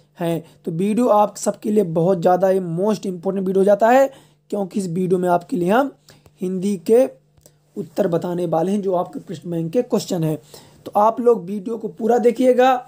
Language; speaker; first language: Hindi; native; Hindi